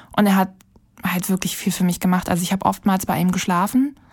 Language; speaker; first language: German; native; German